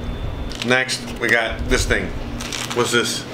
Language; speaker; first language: English; native; English